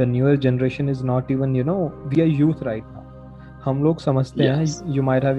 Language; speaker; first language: English; non-native, local second language; Hindi